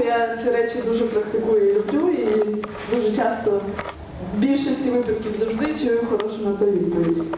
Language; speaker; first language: Ukrainian; native; Ukrainian